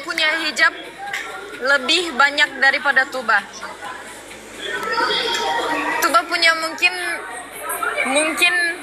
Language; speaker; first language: Indonesian; non-native, learner; Turkish